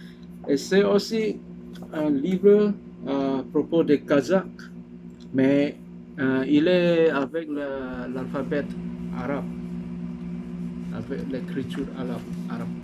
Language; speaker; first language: French; non-native, learner; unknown